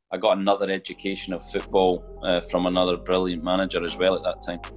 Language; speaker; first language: English; native; English